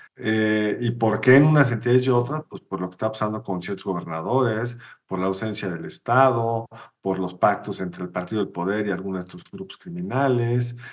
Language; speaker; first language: Spanish; native; Spanish